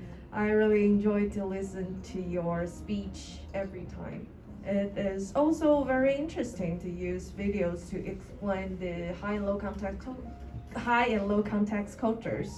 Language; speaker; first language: English; non-native, learner; Chinese